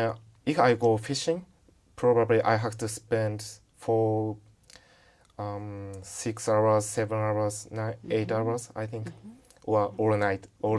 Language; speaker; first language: English; non-native, learner; Japanese